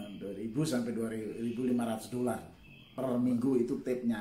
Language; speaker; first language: Indonesian; non-native, local second language; Javanese